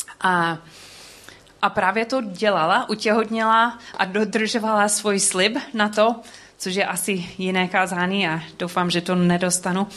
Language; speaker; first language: Czech; non-native, learner; English